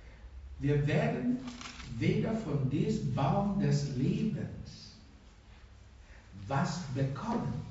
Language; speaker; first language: German; non-native, fluent; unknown